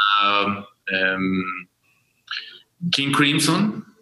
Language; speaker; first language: English; non-native, learner; Spanish